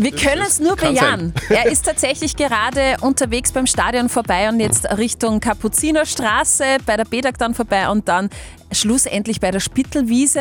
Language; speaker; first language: German; native; German